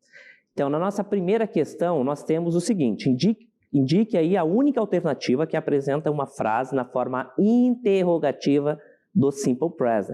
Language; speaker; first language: Portuguese; native; Portuguese